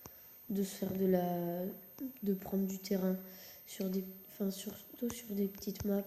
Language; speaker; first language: French; native; French